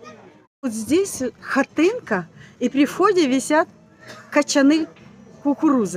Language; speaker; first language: Russian; native; Russian